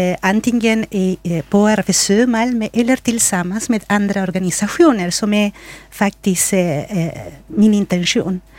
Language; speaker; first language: Swedish; non-native, fluent; Spanish